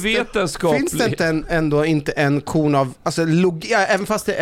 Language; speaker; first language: Swedish; early bilingual, other home language; Persian